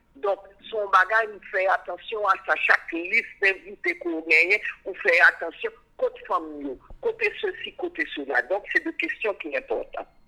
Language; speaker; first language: French; non-native, local second language; Haitian Creole